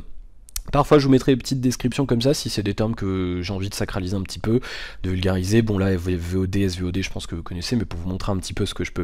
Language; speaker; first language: French; native; French